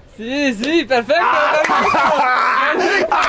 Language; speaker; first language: Spanish; non-native, learner; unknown